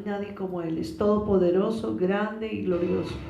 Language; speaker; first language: Spanish; native; Spanish